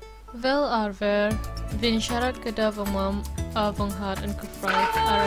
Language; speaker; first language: Welsh; non-native, learner; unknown